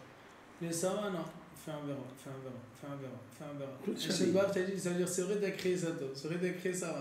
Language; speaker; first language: French; native; French